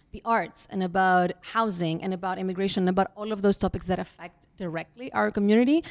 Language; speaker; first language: English; non-native, fluent; Greek